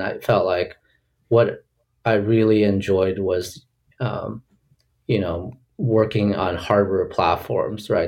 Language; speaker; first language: English; early bilingual, other home language; Chinese